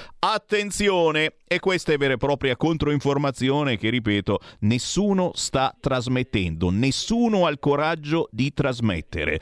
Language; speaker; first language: Italian; native; Italian